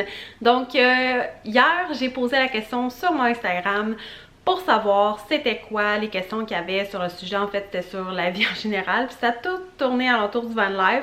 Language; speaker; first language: French; native; French